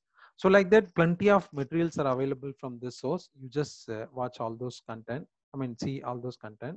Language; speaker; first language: English; non-native, local second language; Tamil